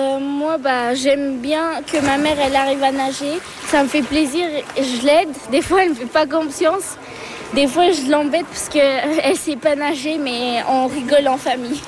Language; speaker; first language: French; early bilingual, other home language; Turkish